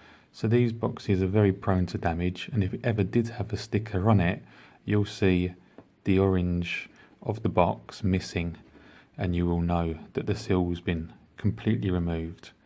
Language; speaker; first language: English; native; English